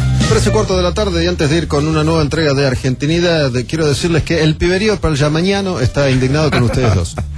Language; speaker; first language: Spanish; native; Spanish